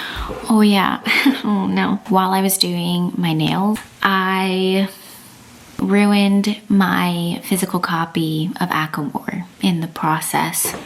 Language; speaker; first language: English; native; English